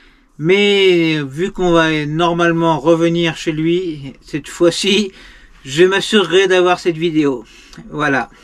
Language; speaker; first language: French; native; French